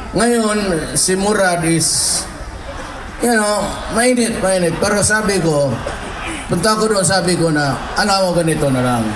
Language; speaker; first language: Filipino; non-native, local second language; Cebuano